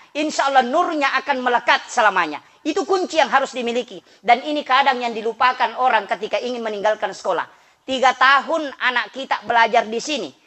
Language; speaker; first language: Indonesian; non-native, local second language; Buginese